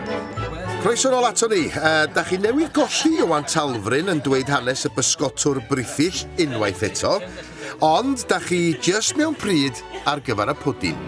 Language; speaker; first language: Welsh; native; Welsh